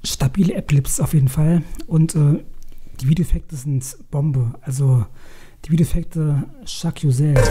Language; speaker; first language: German; native; German